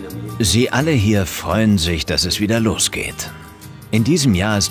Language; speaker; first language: German; native; German